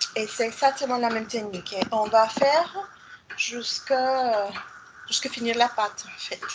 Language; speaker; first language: French; non-native, fluent; Spanish